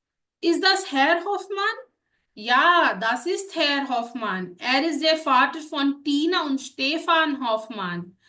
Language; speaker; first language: German; non-native, fluent; Hindi